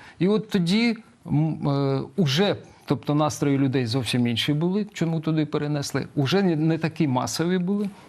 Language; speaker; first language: Ukrainian; non-native, local second language; Russian